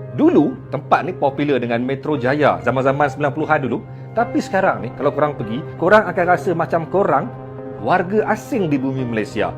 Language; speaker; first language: Malay; native; Malay